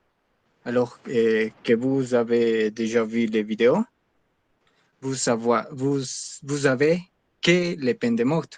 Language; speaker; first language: French; non-native, learner; Spanish